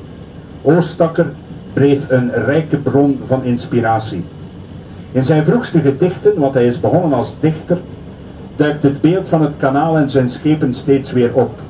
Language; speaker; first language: Dutch; native; Dutch